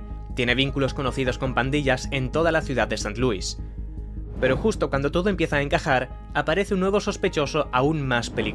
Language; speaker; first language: Spanish; native; Spanish